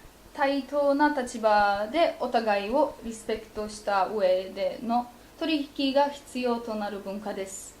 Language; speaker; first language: Japanese; non-native, fluent; Polish